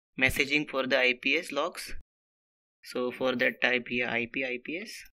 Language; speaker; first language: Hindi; non-native, local second language; Marathi